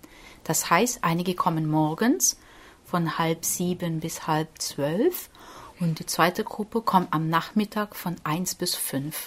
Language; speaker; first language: German; non-native, fluent; Portuguese